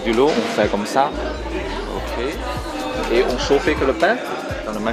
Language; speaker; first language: French; non-native, learner; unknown